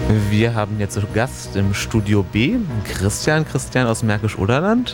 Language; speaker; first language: German; native; German